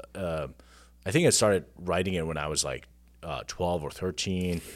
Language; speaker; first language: English; non-native, fluent; Arabic